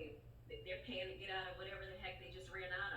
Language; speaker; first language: English; native; English